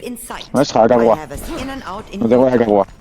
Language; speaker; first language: Hebrew; native; Hebrew